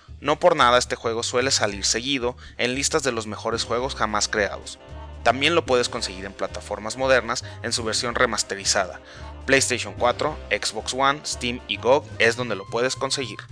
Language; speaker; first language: Spanish; native; Spanish